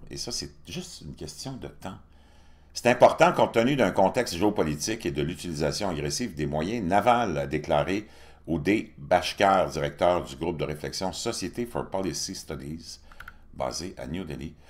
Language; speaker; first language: French; native; French